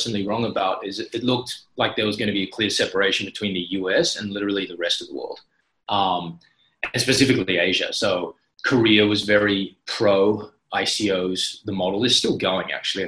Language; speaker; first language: English; native; English